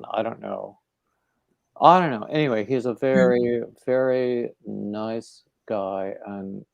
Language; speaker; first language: English; native; English